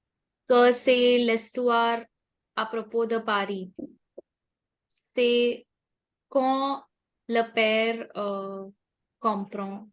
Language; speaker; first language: French; non-native, learner; Hindi